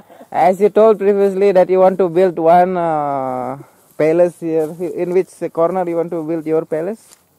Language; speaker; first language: English; non-native, learner; Indonesian